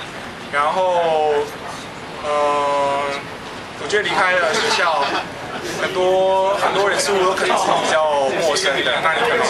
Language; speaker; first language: Chinese; non-native, local second language; Cantonese